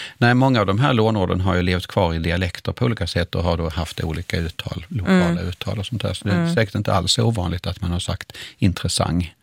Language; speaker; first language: Swedish; native; Swedish